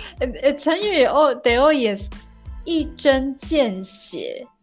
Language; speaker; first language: Spanish; non-native, learner; Chinese